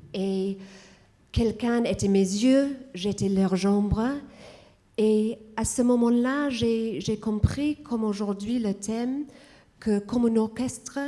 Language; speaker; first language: French; non-native, fluent; English